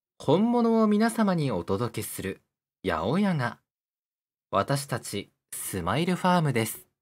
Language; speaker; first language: Japanese; native; Japanese